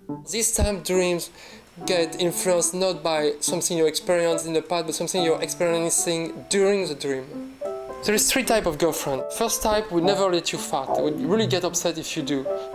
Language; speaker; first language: English; non-native, fluent; French